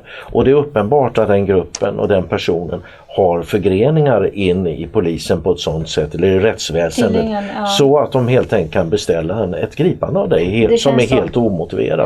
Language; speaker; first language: Swedish; native; Swedish